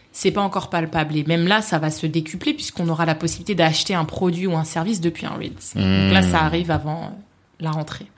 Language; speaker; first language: French; native; French